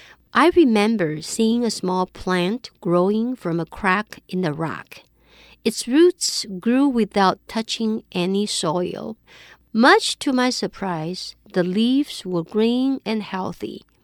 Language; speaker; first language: English; non-native, fluent; Chinese